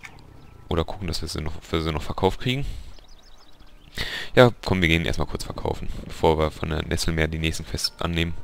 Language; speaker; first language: German; native; German